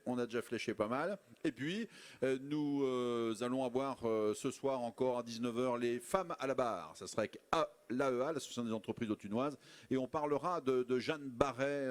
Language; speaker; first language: French; native; French